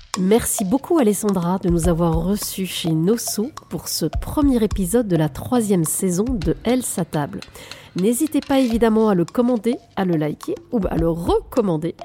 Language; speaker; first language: French; native; French